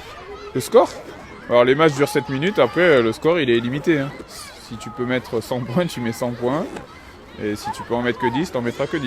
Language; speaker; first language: French; native; French